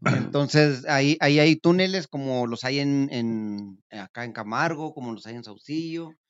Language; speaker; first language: Spanish; native; Spanish